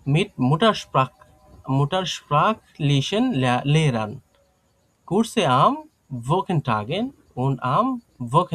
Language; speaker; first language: German; non-native, fluent; Bangla